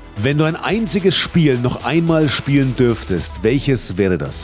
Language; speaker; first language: German; native; German